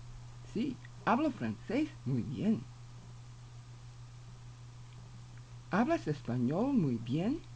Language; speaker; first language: Spanish; non-native, fluent; English